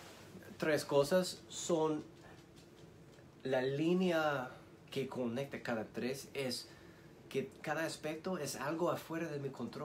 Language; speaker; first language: Spanish; non-native, learner; English